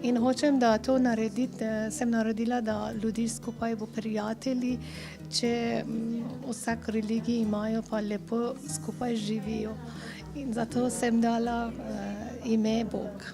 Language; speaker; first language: Slovenian; non-native, learner; Persian